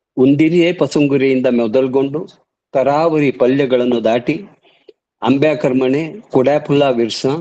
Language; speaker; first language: Kannada; non-native, local second language; Marathi